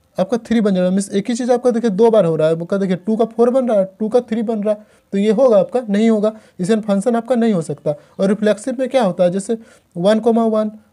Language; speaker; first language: Hindi; native; Hindi